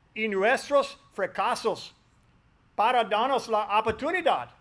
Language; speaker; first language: Spanish; non-native, learner; English